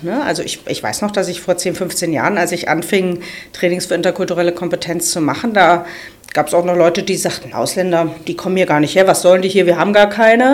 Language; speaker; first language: German; native; German